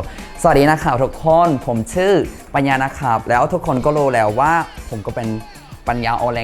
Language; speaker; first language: Thai; non-native, fluent; Khmer